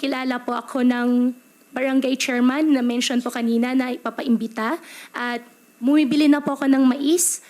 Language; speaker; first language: Filipino; native; Filipino